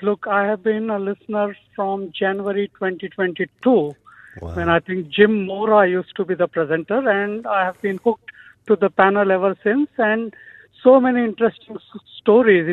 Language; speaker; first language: English; non-native, local second language; Marathi